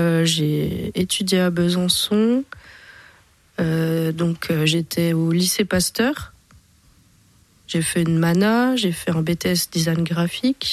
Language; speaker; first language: French; native; French